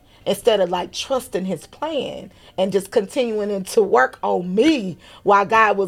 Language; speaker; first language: English; native; English